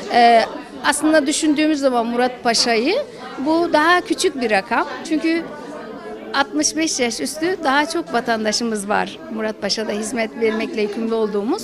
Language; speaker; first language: Turkish; native; Turkish